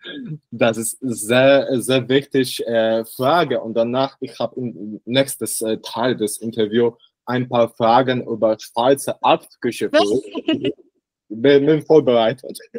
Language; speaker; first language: German; non-native, learner; Polish